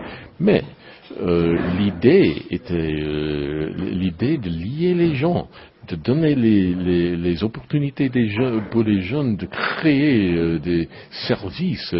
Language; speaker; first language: French; non-native, learner; English